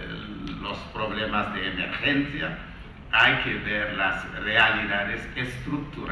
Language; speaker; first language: Spanish; non-native, fluent; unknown